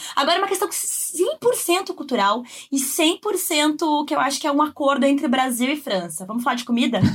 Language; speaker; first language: Portuguese; native; Portuguese